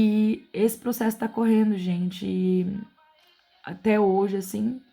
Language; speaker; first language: Portuguese; native; Portuguese